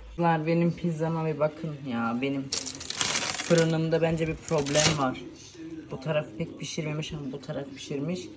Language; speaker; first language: Turkish; early bilingual, heritage; Turkish